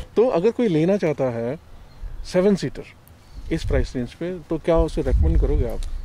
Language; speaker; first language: Hindi; native; Hindi